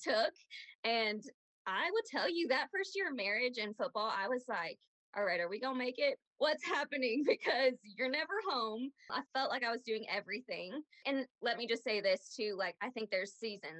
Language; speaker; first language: English; native; English